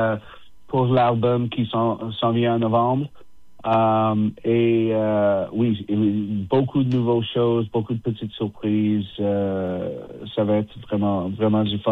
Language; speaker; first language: French; non-native, fluent; English